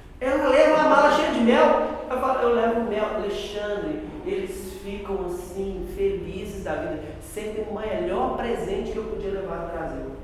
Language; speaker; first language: Portuguese; native; Portuguese